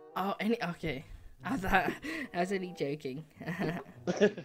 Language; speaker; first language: English; native; English